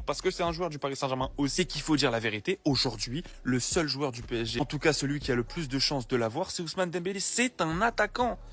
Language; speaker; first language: French; native; French